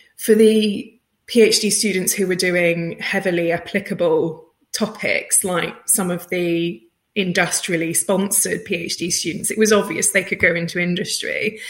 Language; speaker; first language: English; native; English